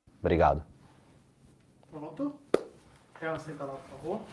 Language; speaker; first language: Portuguese; native; Portuguese